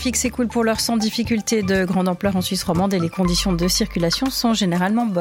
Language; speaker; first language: French; native; French